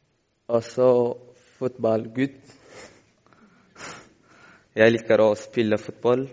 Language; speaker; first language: Norwegian; non-native, learner; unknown